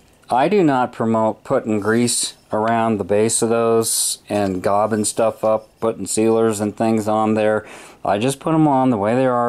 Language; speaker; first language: English; native; English